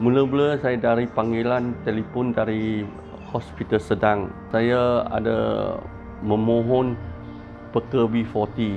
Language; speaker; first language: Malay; non-native, local second language; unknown